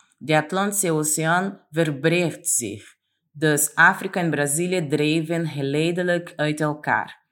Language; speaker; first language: Dutch; non-native, fluent; Portuguese